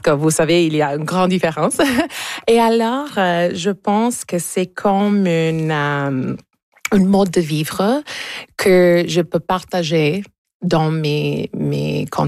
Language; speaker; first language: French; non-native, local second language; English